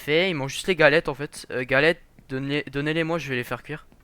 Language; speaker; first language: French; native; French